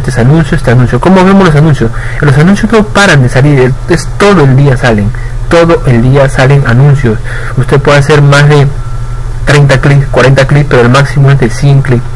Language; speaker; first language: Spanish; native; Spanish